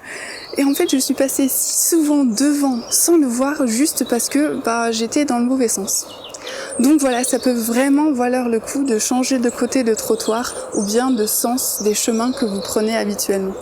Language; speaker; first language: French; native; French